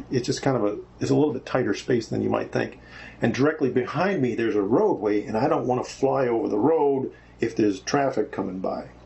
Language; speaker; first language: English; native; English